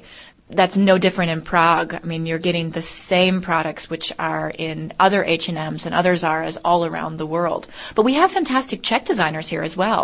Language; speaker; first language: English; native; English